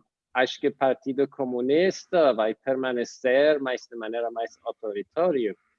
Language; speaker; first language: Portuguese; non-native, fluent; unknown